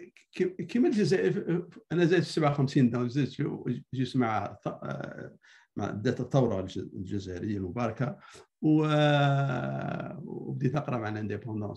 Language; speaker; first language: Arabic; native; Arabic